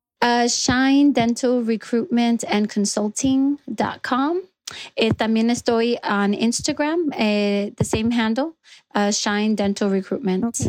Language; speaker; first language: Spanish; early bilingual, heritage; Spanish